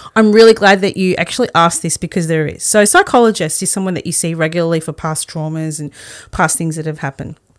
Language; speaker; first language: English; early bilingual, other home language; Spanish